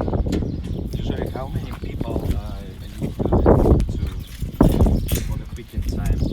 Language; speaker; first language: English; non-native, learner; Russian